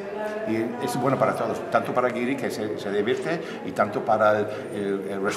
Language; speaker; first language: Spanish; non-native, fluent; English